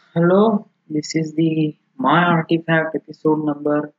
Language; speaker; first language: English; non-native, local second language; Marathi